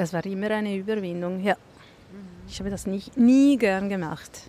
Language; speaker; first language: German; non-native, local second language; Italian